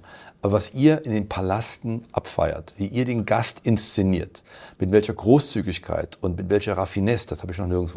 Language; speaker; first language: German; native; German